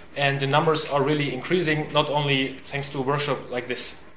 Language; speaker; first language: English; non-native, fluent; German